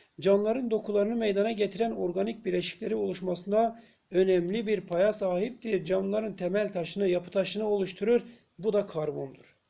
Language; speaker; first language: Turkish; native; Turkish